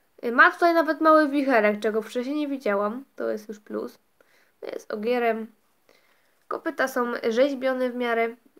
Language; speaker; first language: Polish; native; Polish